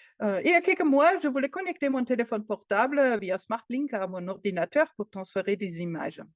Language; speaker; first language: French; non-native, fluent; German